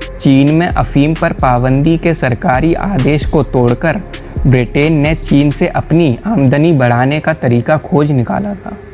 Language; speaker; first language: Hindi; native; Hindi